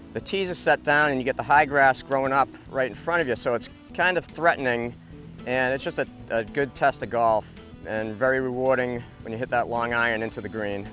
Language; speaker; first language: English; native; English